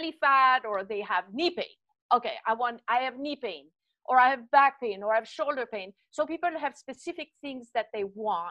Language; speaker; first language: English; non-native, fluent; French